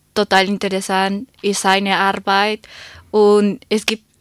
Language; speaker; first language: German; non-native, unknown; Spanish